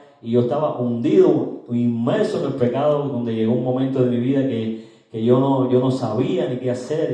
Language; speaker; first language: Spanish; native; Spanish